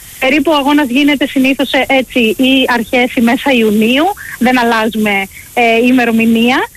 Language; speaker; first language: Greek; native; Greek